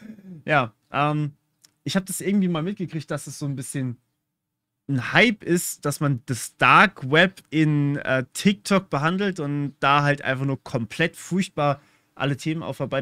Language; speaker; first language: German; native; German